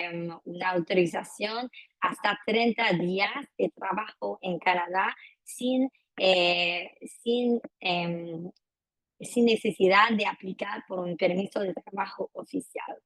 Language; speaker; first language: Spanish; non-native, fluent; French